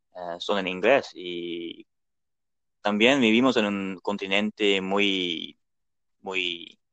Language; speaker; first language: Spanish; non-native, fluent; Dutch